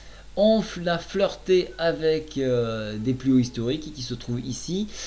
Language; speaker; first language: French; native; French